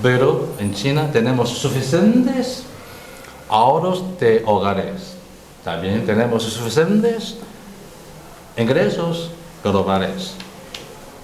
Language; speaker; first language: Spanish; non-native, learner; Chinese